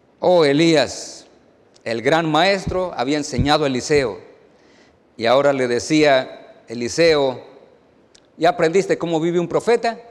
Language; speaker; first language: Spanish; native; Spanish